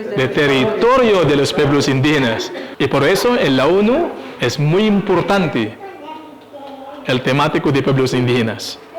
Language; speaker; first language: Spanish; non-native, fluent; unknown